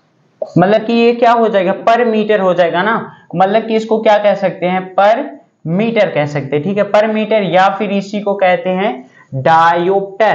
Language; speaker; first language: Hindi; native; Hindi